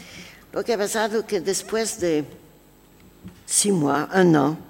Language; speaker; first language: Spanish; non-native, learner; French